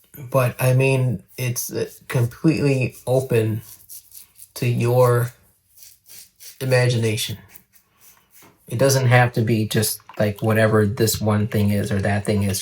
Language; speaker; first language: English; native; English